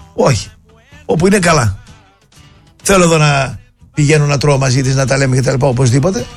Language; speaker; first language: Greek; native; Greek